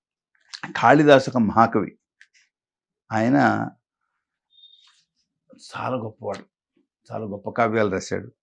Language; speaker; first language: Telugu; native; Telugu